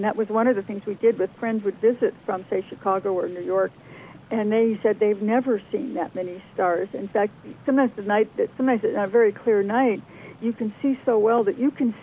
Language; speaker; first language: English; native; English